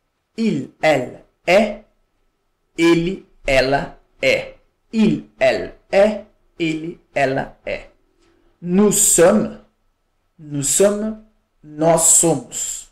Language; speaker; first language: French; non-native, fluent; Portuguese